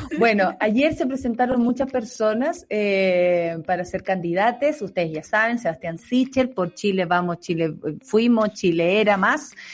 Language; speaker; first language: Spanish; native; Spanish